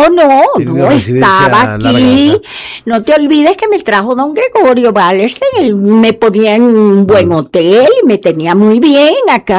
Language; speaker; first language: Spanish; native; Spanish